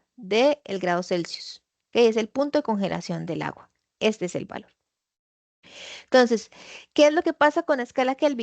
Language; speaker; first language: Spanish; native; Spanish